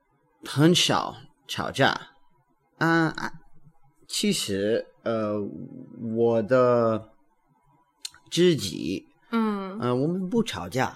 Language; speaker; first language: Chinese; non-native, learner; English